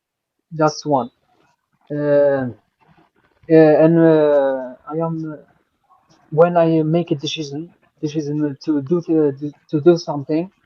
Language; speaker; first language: English; non-native, learner; Arabic